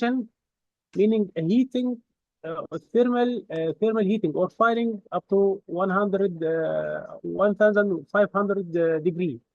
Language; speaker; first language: English; non-native, fluent; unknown